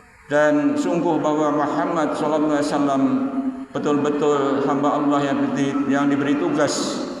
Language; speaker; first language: Indonesian; native; Indonesian